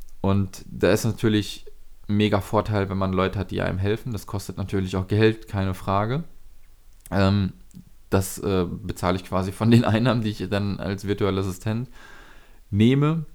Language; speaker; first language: German; native; German